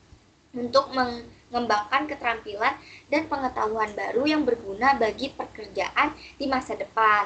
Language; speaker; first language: Indonesian; native; Indonesian